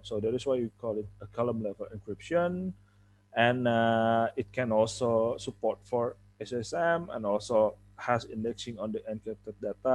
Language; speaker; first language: English; non-native, fluent; Indonesian